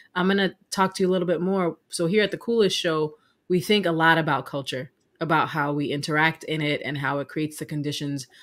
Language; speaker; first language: English; native; English